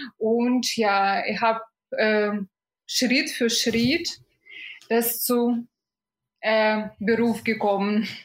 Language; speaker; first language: German; non-native, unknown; Russian